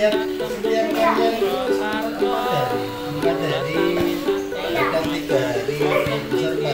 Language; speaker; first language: Indonesian; non-native, local second language; Javanese